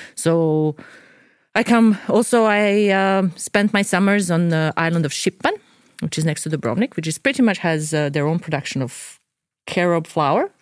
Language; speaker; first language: English; non-native, fluent; Croatian